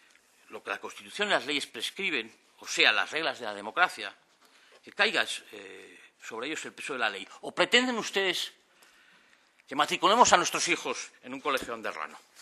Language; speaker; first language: Spanish; native; Spanish